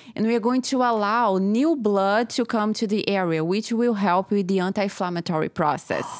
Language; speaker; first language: English; non-native, fluent; Portuguese